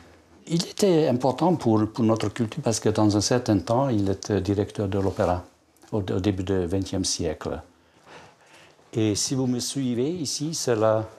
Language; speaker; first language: French; non-native, fluent; Hungarian